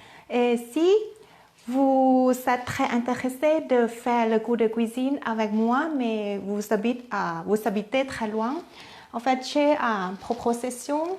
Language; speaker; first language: French; non-native, learner; Thai